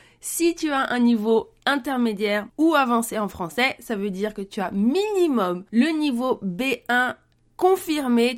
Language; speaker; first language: French; native; French